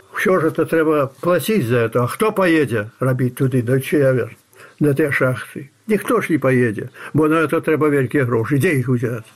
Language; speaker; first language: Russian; non-native, fluent; Belarusian